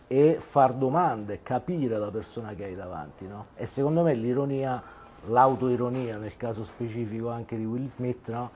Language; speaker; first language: Italian; native; Italian